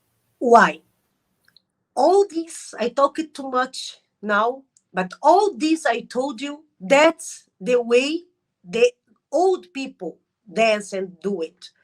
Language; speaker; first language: English; non-native, learner; Arabic